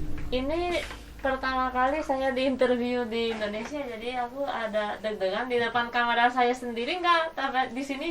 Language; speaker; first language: Indonesian; non-native, fluent; Spanish